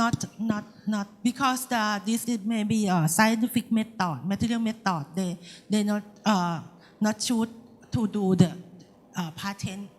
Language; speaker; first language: English; non-native, learner; Thai